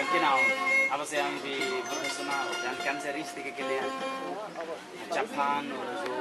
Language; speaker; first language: German; non-native, learner; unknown